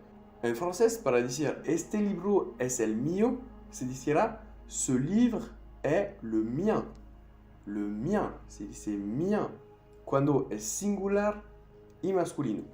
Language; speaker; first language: Spanish; non-native, fluent; French